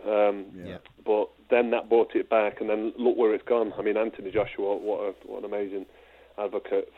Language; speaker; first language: English; native; English